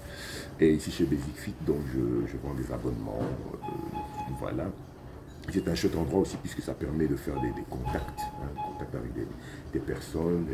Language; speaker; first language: French; non-native, local second language; Lingala